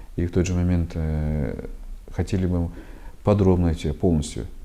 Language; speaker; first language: Russian; non-native, local second language; Kazakh